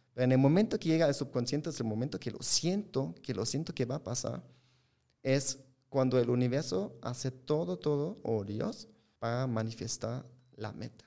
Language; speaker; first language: Spanish; non-native, fluent; German